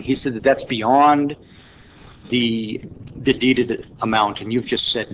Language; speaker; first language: English; native; English